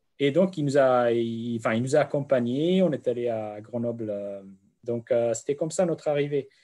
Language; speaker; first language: French; non-native, fluent; Central Kurdish